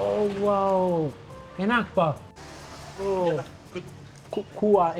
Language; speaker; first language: Indonesian; non-native, learner; Italian